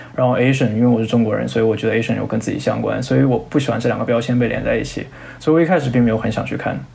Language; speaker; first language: Chinese; native; Chinese